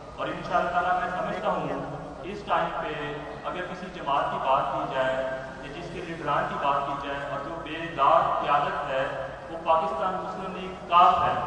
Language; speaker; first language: Urdu; non-native, local second language; Punjabi